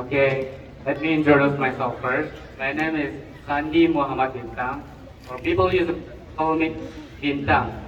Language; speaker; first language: English; non-native, learner; Indonesian